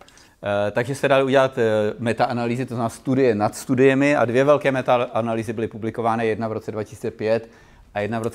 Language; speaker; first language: Czech; native; Czech